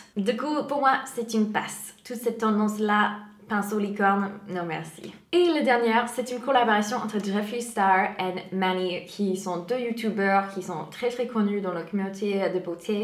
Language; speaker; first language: French; non-native, fluent; English